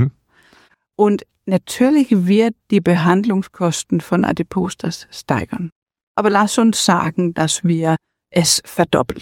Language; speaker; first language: German; non-native, learner; Danish